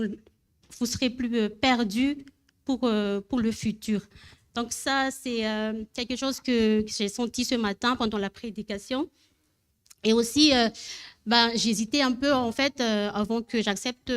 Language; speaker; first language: French; non-native, learner; Malagasy